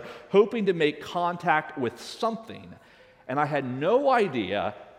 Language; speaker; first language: English; native; English